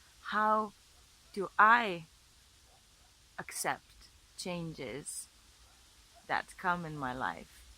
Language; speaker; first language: English; non-native, fluent; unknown